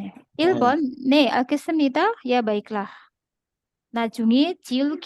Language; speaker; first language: Korean; non-native, learner; Indonesian